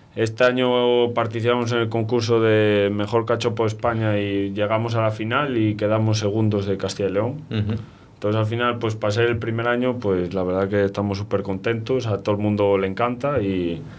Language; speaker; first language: Spanish; native; Spanish